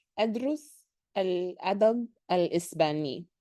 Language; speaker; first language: Arabic; non-native, learner; English